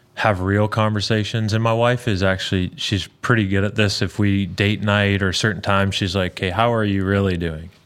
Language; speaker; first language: English; native; English